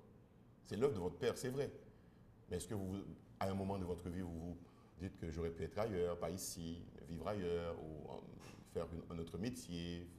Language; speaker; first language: French; non-native, local second language; Haitian Creole